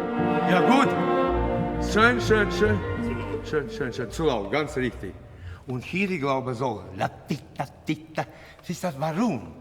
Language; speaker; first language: German; non-native, fluent; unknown